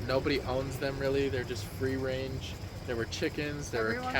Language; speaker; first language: English; native; English